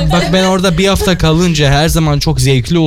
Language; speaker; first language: Turkish; native; Turkish